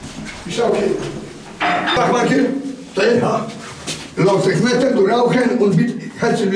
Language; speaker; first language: German; non-native, learner; Polish